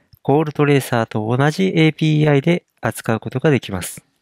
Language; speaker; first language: Japanese; native; Japanese